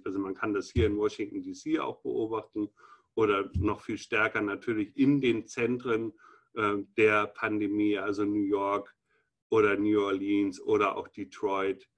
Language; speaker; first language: German; native; German